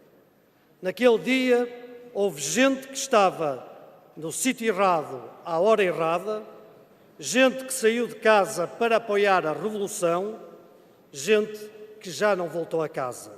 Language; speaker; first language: Portuguese; native; Portuguese